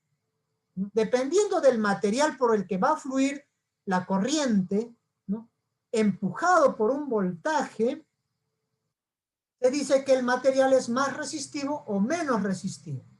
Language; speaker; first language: Spanish; native; Spanish